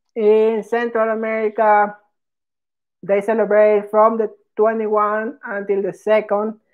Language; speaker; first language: English; non-native, fluent; Spanish